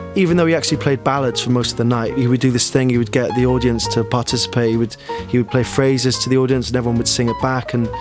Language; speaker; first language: English; native; English